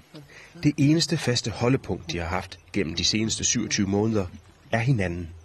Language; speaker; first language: Danish; native; Danish